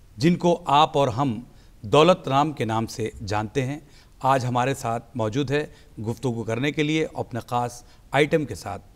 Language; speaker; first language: Hindi; native; Hindi